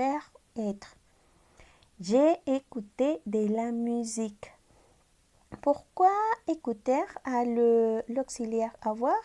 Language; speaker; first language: French; non-native, fluent; Spanish